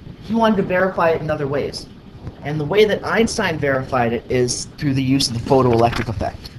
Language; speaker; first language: English; native; English